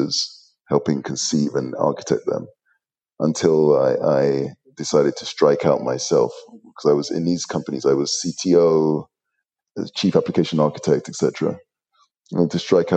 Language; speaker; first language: English; native; English